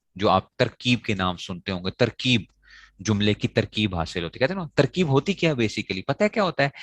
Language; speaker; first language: Urdu; non-native, local second language; Pashto